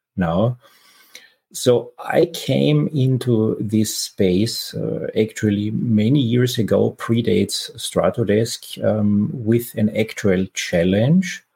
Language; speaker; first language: English; non-native, fluent; German